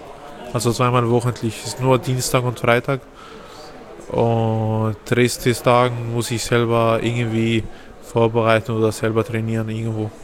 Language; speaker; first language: German; non-native, fluent; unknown